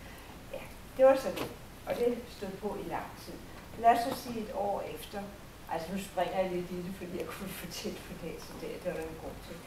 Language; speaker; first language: Danish; native; Danish